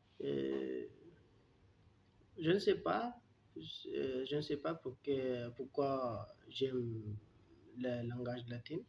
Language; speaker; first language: French; non-native, learner; Turkish